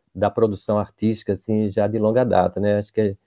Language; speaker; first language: Portuguese; native; Portuguese